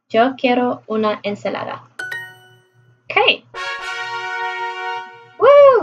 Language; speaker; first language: Spanish; non-native, learner; English